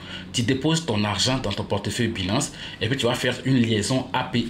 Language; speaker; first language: French; native; French